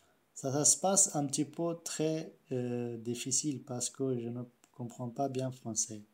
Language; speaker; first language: French; non-native, learner; Pashto